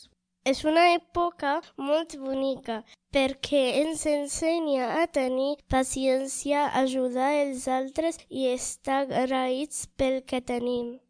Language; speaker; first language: Catalan; early bilingual, other home language; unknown